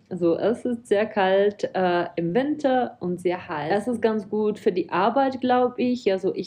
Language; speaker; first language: German; non-native, fluent; Czech